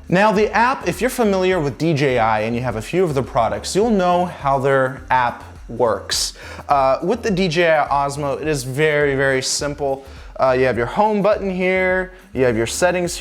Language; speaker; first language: English; native; English